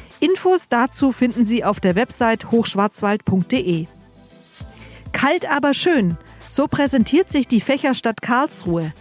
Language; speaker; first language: German; native; German